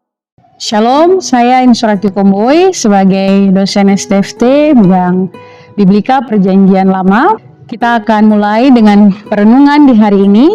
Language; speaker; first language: Indonesian; native; Indonesian